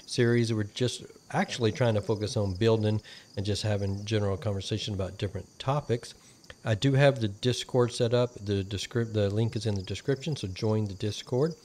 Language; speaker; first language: English; native; English